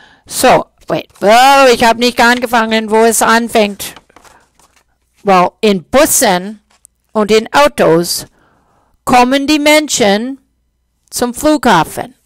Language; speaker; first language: German; non-native, fluent; English